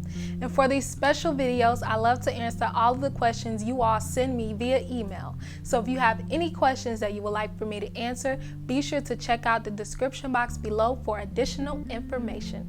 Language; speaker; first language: English; native; English